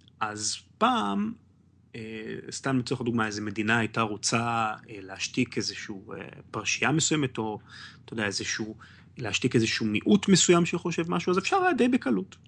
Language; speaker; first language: Hebrew; native; Hebrew